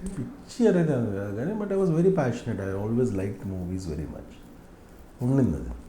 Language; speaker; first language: Telugu; native; Telugu